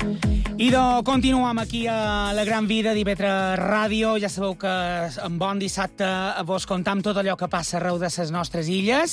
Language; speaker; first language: Catalan; native; Catalan